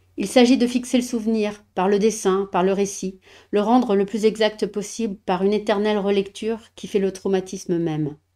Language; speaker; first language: French; native; French